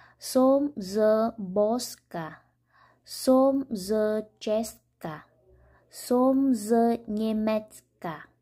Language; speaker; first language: Slovak; non-native, fluent; Vietnamese